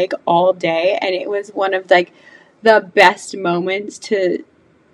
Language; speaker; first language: English; native; English